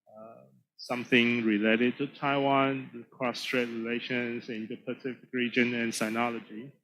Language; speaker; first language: English; non-native, fluent; Chinese